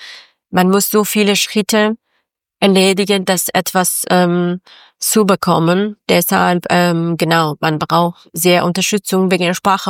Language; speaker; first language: German; non-native, learner; Persian